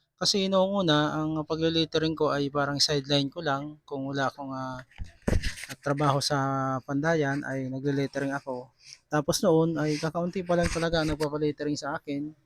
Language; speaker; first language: Filipino; non-native, local second language; Bikol